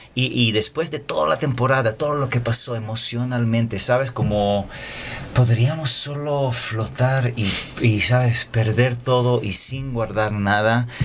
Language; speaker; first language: Spanish; non-native, fluent; Hebrew